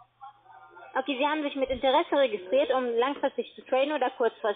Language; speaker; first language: German; non-native, fluent; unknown